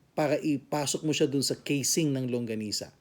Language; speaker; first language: Filipino; native; Filipino